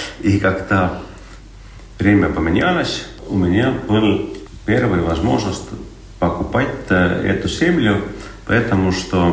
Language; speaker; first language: Russian; non-native, local second language; Estonian